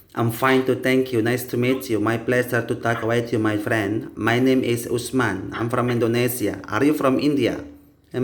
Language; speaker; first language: English; non-native, learner; Indonesian